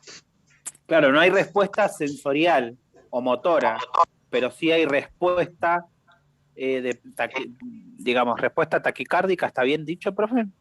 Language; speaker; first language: Spanish; native; Spanish